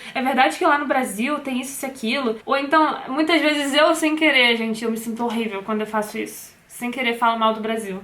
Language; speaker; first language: Portuguese; native; Portuguese